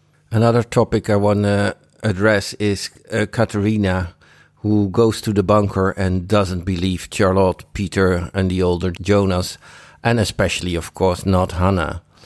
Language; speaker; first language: English; non-native, fluent; Dutch